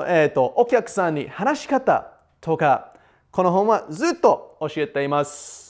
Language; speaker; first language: Japanese; non-native, learner; English